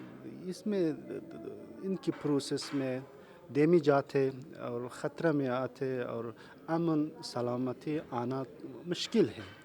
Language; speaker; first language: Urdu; non-native, learner; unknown